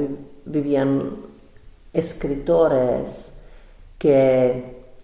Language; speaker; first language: Spanish; non-native, fluent; Czech